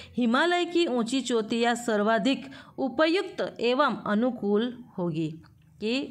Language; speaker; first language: Hindi; non-native, local second language; Gujarati